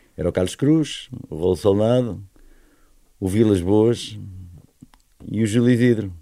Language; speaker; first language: Portuguese; native; Portuguese